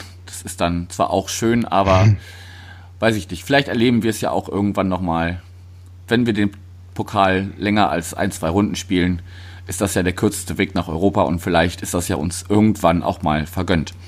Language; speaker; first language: German; native; German